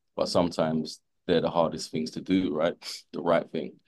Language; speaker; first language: English; native; English